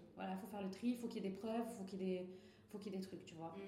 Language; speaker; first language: French; non-native, local second language; Arabic